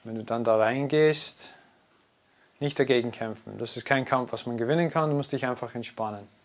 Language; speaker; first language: German; non-native, fluent; English